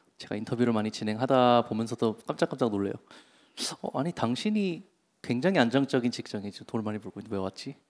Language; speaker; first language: Korean; native; Korean